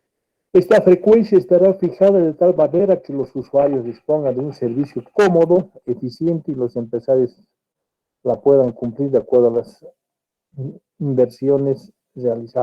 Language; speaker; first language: Spanish; native; Spanish